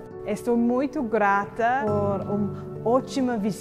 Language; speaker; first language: Portuguese; non-native, fluent; English